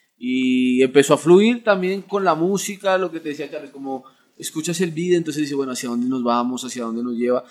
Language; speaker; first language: Spanish; native; Spanish